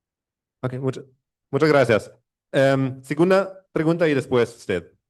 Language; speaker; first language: Spanish; non-native, fluent; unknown